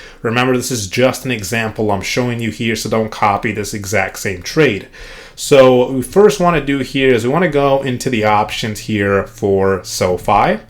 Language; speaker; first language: English; native; English